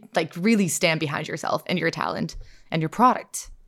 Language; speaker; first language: English; non-native, fluent; Finnish